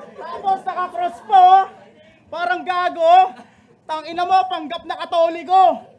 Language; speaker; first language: Filipino; native; Filipino